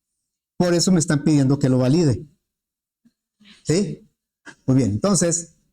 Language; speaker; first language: Spanish; native; Spanish